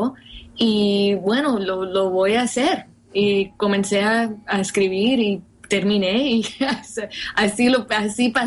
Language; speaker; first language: Spanish; early bilingual, heritage; Spanish